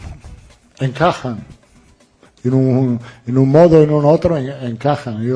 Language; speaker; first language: Portuguese; non-native, learner; Italian